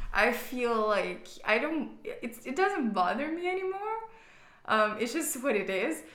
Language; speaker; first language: English; non-native, fluent; Portuguese